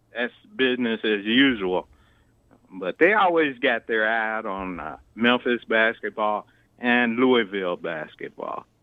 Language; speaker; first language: English; native; English